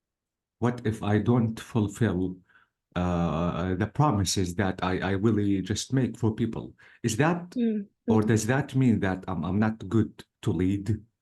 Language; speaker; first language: English; non-native, fluent; Arabic